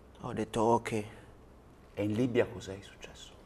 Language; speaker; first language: Italian; non-native, learner; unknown